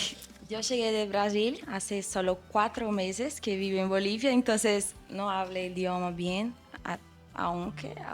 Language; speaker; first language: Spanish; non-native, fluent; Portuguese